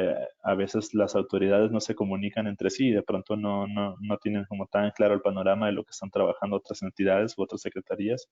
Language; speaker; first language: Spanish; native; Spanish